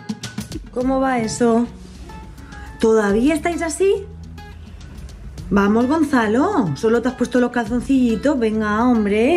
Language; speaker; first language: Spanish; native; Spanish